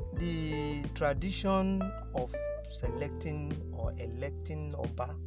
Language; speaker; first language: English; non-native, local second language; Yoruba